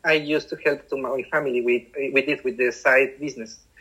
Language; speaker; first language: English; non-native, fluent; Spanish